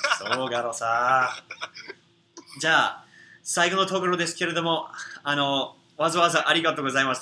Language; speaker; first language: Japanese; non-native, fluent; English